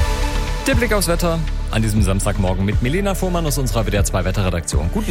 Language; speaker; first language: German; native; German